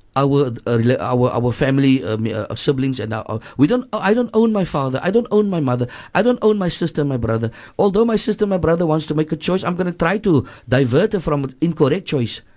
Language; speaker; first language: English; native; English